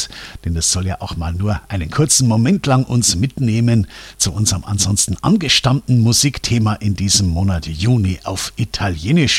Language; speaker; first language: German; native; German